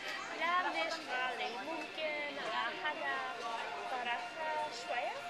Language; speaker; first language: Arabic; non-native, learner; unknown